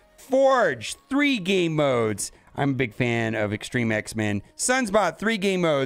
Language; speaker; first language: English; native; English